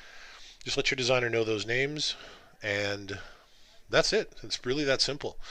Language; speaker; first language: English; native; English